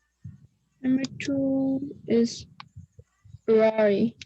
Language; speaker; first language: English; non-native, learner; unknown